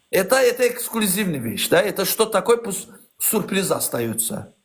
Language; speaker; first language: Russian; non-native, learner; Azerbaijani